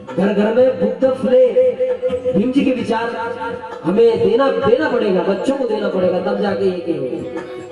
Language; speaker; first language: Hindi; non-native, local second language; Marathi